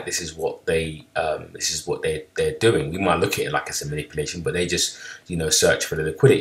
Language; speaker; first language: English; native; English